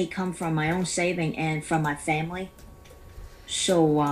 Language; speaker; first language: English; non-native, local second language; Cantonese